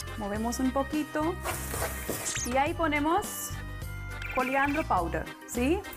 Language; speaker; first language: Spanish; non-native, fluent; Hindi